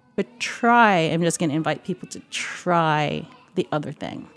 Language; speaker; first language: English; native; English